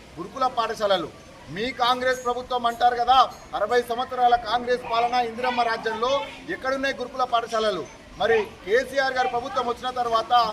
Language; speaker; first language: Telugu; native; Telugu